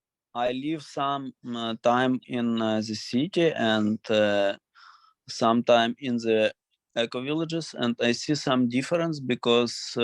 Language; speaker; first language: English; non-native, learner; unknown